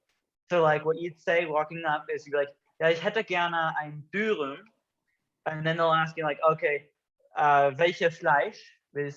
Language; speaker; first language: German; non-native, fluent; English